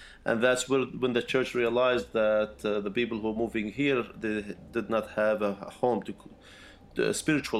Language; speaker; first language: English; non-native, fluent; Arabic